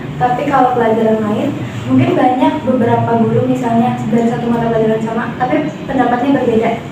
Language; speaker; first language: Indonesian; native; Indonesian